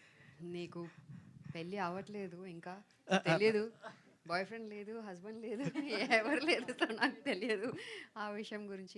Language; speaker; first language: Telugu; non-native, fluent; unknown